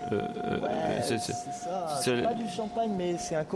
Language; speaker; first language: French; native; French